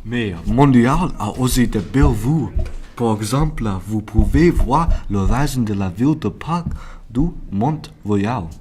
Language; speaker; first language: French; non-native, learner; English